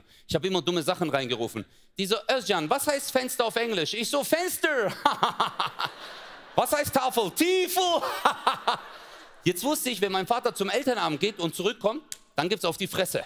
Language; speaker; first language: German; early bilingual, other home language; Turkish